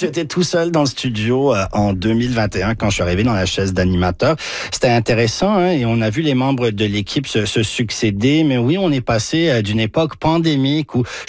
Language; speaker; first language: French; native; French